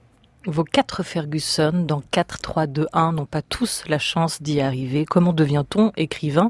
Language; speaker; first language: French; native; French